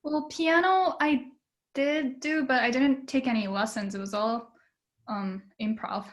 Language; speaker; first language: English; early bilingual, other home language; Japanese